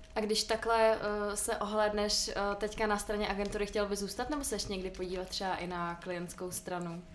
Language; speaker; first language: Czech; native; Czech